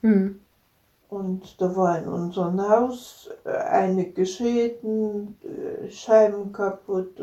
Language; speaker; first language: German; native; German